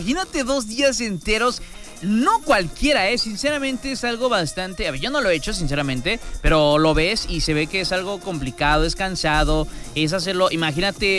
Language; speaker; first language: Spanish; native; Spanish